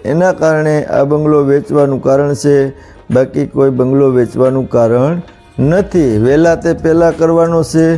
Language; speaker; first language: Gujarati; native; Gujarati